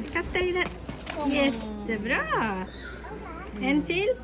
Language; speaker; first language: Swedish; non-native, learner; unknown